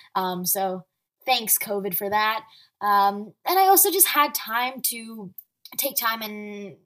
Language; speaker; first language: English; early bilingual, other home language; Arabic